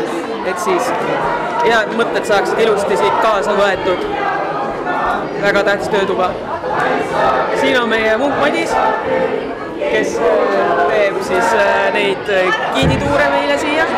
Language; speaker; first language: Estonian; native; Estonian